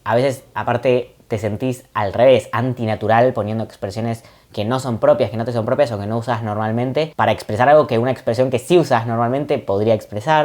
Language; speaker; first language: Spanish; native; Spanish